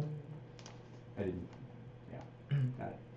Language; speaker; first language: English; native; English